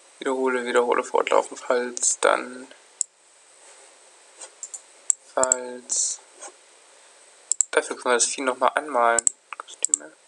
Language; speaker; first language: German; native; German